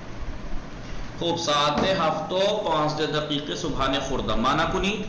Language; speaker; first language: Persian; non-native, fluent; Urdu